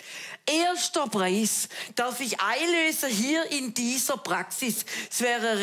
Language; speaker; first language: German; native; German